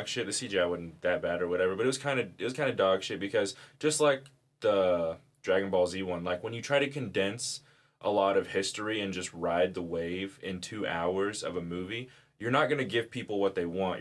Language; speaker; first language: English; native; English